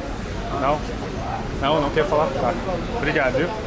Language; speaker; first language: Portuguese; non-native, learner; English